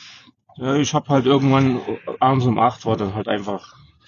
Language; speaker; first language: German; native; German